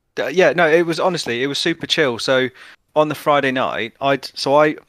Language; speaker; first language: English; native; English